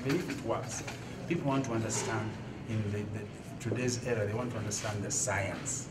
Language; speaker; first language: English; non-native, local second language; Ganda